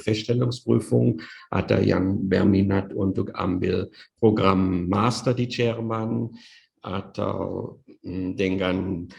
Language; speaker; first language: Indonesian; non-native, fluent; German